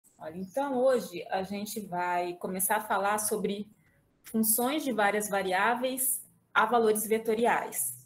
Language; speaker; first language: Portuguese; native; Portuguese